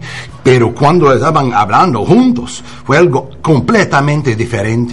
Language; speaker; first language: Spanish; non-native, learner; English